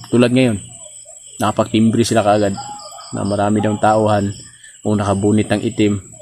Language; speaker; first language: Filipino; non-native, local second language; Cebuano